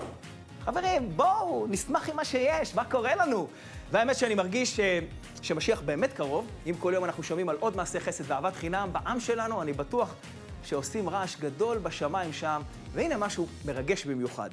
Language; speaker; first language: Hebrew; native; Hebrew